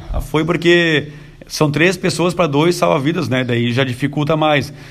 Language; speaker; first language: Portuguese; native; Portuguese